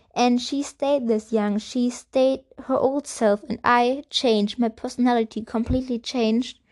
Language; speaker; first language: English; non-native, fluent; German